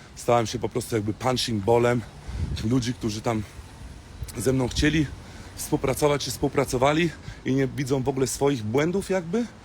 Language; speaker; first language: Polish; early bilingual, heritage; Polish